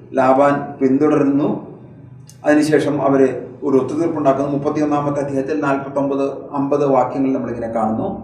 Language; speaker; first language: Malayalam; native; Malayalam